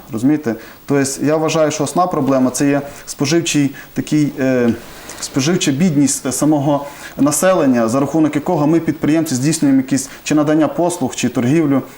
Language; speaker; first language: Ukrainian; native; Ukrainian